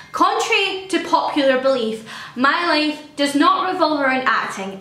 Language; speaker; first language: English; native; English